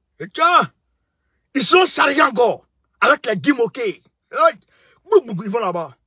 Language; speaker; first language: French; non-native, local second language; Bambara